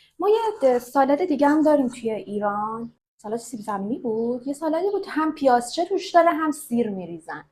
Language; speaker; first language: Persian; native; Persian